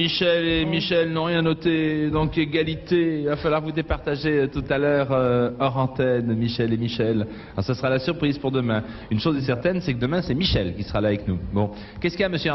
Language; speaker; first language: French; native; French